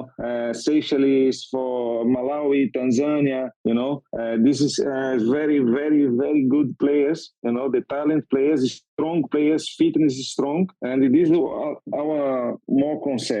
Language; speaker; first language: English; non-native, learner; Portuguese